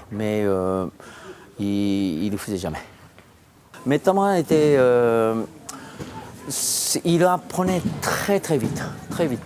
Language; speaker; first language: French; non-native, fluent; Japanese